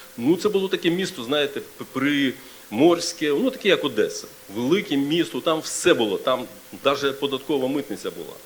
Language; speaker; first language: Ukrainian; non-native, local second language; Russian